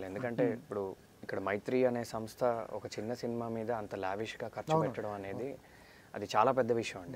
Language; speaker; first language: Telugu; native; Telugu